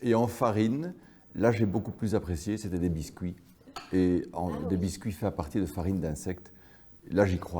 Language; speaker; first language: French; native; French